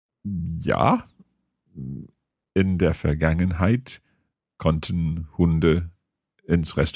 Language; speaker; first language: German; non-native, fluent; English